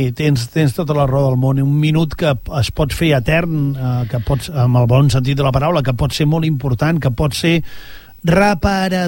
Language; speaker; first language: Catalan; native; Catalan